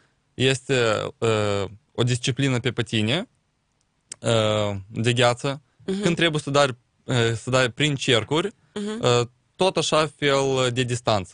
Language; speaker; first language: Romanian; non-native, local second language; Russian